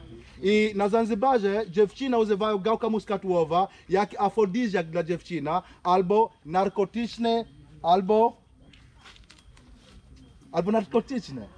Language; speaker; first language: Polish; non-native, learner; Swahili